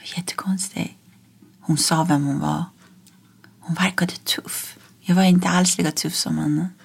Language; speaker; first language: Swedish; non-native, fluent; Persian